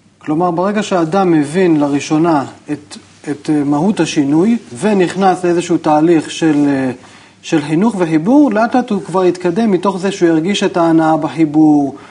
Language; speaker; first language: Hebrew; native; Hebrew